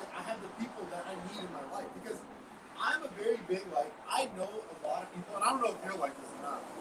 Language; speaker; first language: English; native; English